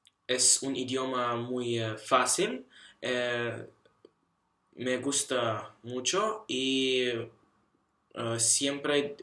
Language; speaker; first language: Spanish; non-native, learner; Russian